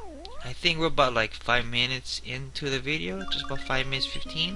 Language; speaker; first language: English; native; English